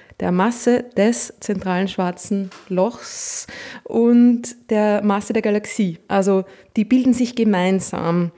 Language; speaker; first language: German; native; German